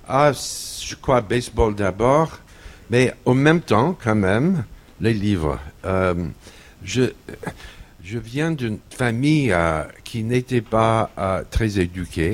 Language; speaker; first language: French; non-native, fluent; English